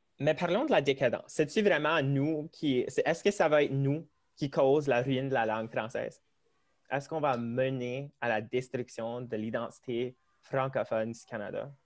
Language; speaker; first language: French; non-native, local second language; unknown